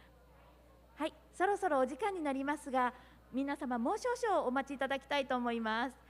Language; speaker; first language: Japanese; native; Japanese